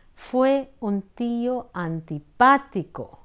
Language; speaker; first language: Spanish; non-native, fluent; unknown